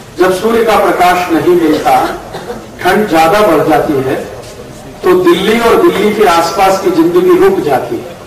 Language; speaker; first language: Hindi; native; Hindi